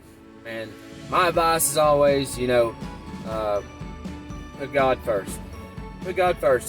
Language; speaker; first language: English; native; English